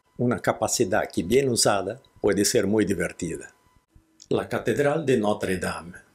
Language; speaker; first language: Spanish; non-native, fluent; Portuguese